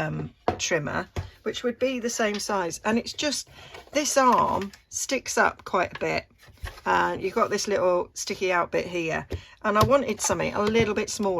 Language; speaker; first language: English; native; English